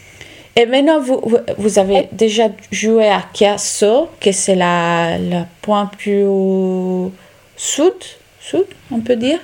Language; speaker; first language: French; non-native, local second language; Italian